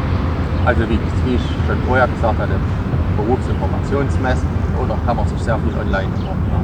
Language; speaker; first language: German; native; German